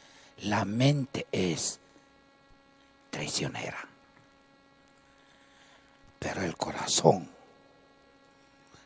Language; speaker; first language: Spanish; non-native, local second language; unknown